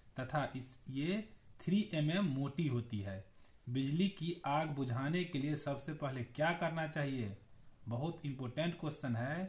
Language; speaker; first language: Hindi; native; Hindi